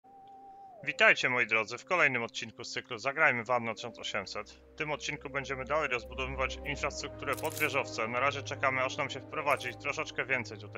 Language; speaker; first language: Polish; native; Polish